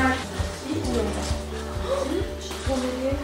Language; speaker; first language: French; native; French